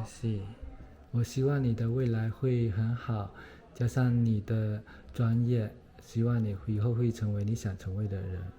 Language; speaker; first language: Chinese; native; Chinese